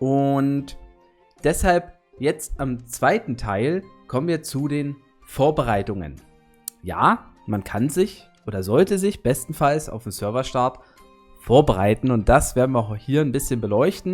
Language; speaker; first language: German; native; German